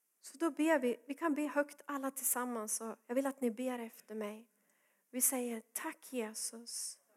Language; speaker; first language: Swedish; native; Swedish